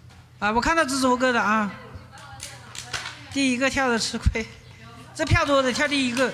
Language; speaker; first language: Chinese; native; Chinese